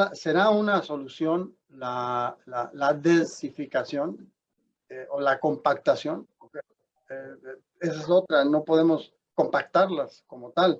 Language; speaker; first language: Spanish; native; Spanish